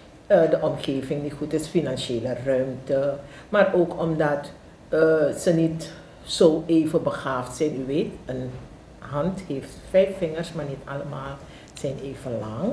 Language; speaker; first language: Dutch; non-native, local second language; Javanese